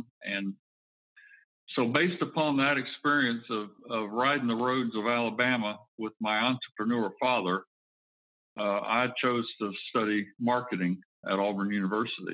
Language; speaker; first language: English; native; English